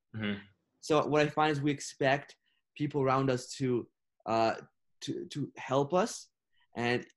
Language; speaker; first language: English; non-native, fluent; Russian